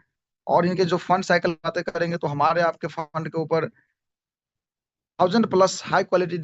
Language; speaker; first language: Hindi; native; Hindi